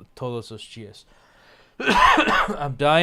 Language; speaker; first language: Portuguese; non-native, learner; English